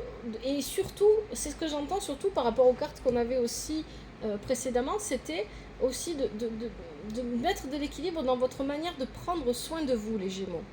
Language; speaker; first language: French; native; French